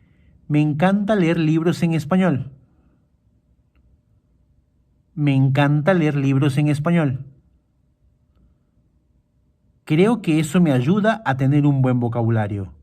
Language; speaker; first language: Spanish; non-native, fluent; Portuguese